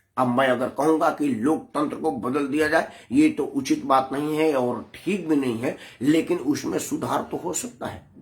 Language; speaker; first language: Hindi; native; Hindi